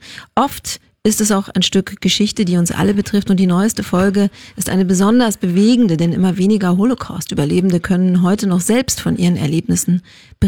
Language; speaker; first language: German; native; German